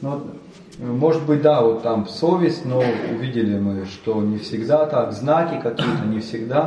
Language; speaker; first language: Russian; native; Russian